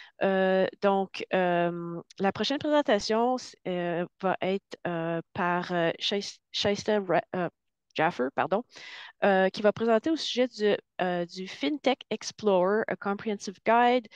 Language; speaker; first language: French; native; French